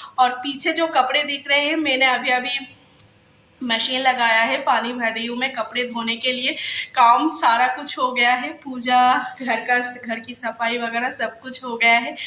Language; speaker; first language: Hindi; non-native, local second language; Bangla